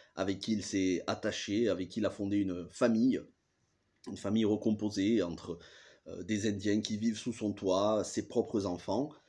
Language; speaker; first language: French; native; French